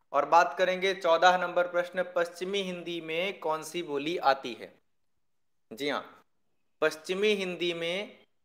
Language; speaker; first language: Hindi; native; Hindi